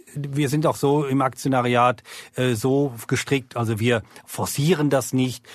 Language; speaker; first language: German; native; German